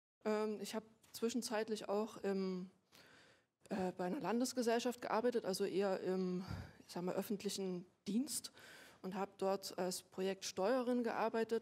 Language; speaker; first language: German; native; German